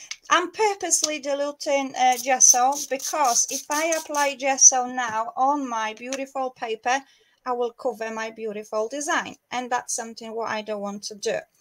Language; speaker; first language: English; non-native, fluent; Polish